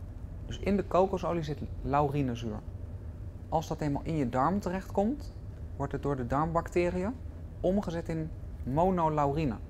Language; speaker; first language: Dutch; native; Dutch